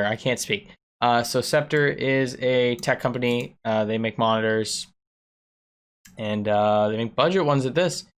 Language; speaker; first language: English; native; English